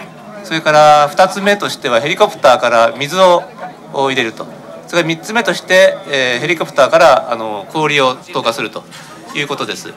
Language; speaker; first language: Japanese; native; Japanese